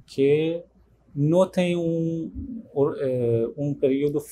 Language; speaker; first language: Portuguese; non-native, fluent; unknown